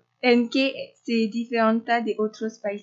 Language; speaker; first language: Spanish; non-native, learner; French